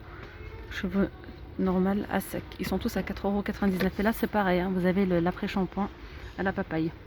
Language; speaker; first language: French; native; French